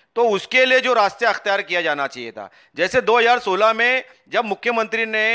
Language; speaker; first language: Hindi; non-native, local second language; Urdu